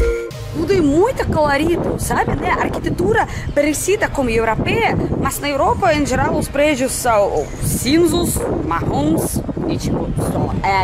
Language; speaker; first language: Portuguese; non-native, fluent; Russian